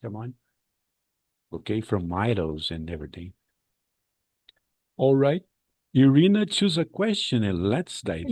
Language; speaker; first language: English; non-native, fluent; Portuguese